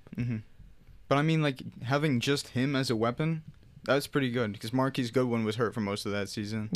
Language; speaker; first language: English; native; English